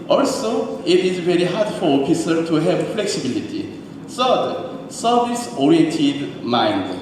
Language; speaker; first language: English; non-native, learner; Korean